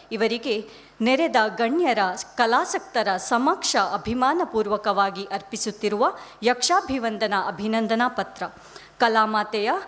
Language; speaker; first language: Kannada; native; Kannada